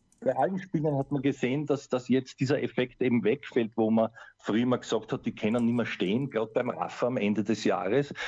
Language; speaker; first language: German; native; German